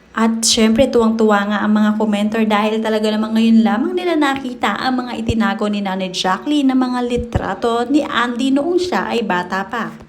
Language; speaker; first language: Filipino; native; Filipino